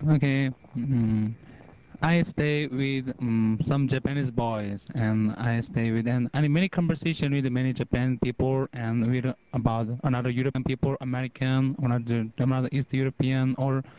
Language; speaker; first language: English; non-native, learner; Korean